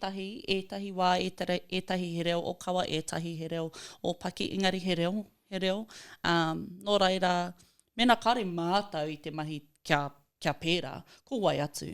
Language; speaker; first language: Māori; non-native, local second language; English